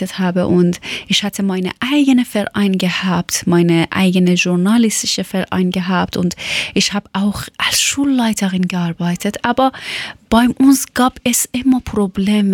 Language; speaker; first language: German; non-native, learner; Persian